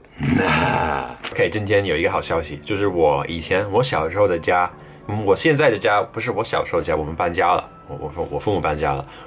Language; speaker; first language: Chinese; non-native, fluent; English